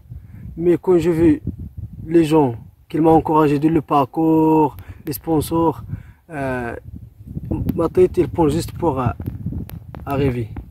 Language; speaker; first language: French; non-native, local second language; Arabic